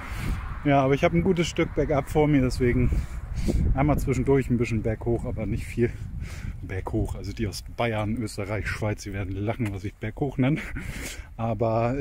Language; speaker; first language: German; native; German